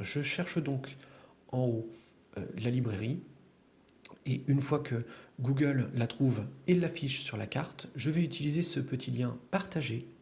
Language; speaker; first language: French; native; French